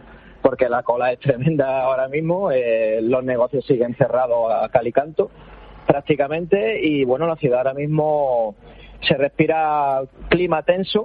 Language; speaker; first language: Spanish; native; Spanish